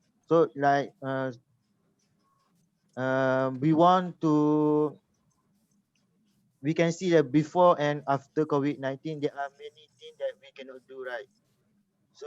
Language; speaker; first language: English; non-native, local second language; Malay